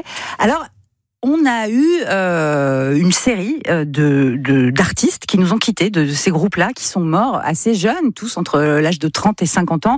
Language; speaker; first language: French; native; French